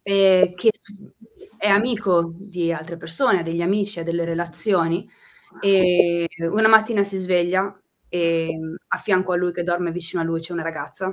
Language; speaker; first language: Italian; native; Italian